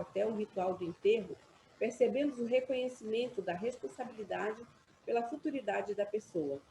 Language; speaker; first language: Portuguese; native; Portuguese